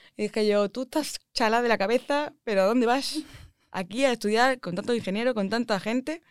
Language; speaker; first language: Spanish; native; Spanish